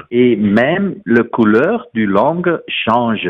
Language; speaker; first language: French; non-native, fluent; Dutch